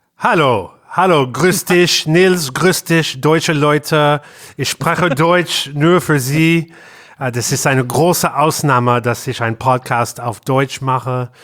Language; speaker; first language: German; non-native, learner; English